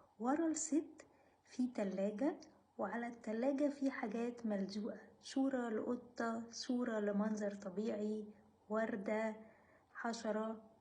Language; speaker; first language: Egyptian Arabic; native; Egyptian Arabic